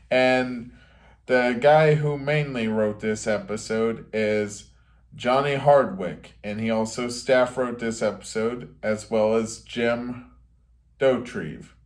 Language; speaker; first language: English; native; English